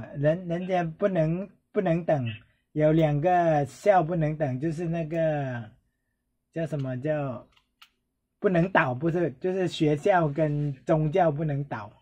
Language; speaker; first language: Chinese; non-native, fluent; Thai